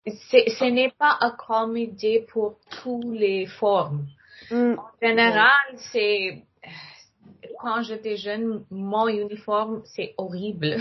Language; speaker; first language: French; non-native, learner; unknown